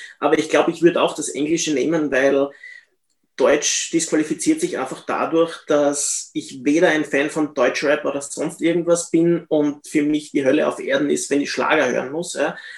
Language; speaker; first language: German; native; German